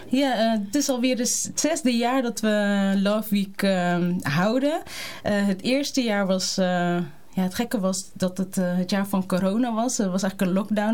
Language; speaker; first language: Dutch; native; Dutch